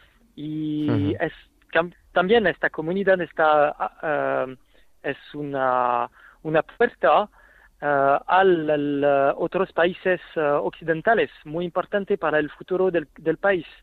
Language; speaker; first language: Spanish; non-native, fluent; French